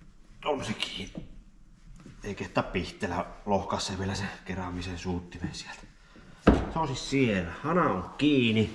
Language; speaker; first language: Finnish; native; Finnish